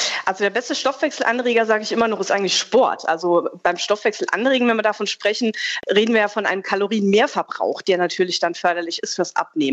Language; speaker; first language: German; native; German